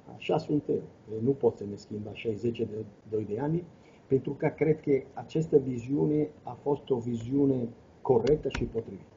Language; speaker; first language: Romanian; non-native, fluent; Italian